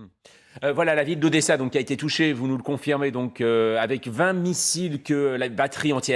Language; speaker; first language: French; native; French